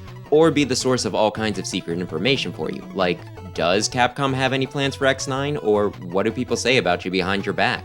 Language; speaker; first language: English; native; English